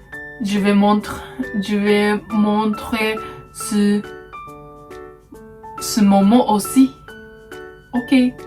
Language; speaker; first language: French; non-native, learner; Japanese